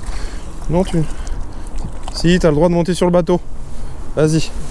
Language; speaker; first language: French; native; French